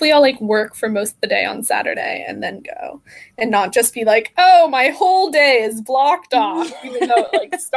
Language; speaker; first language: English; native; English